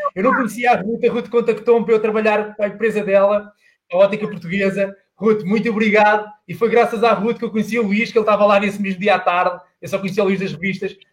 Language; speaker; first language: Portuguese; native; Portuguese